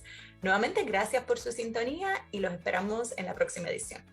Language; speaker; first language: Spanish; native; Spanish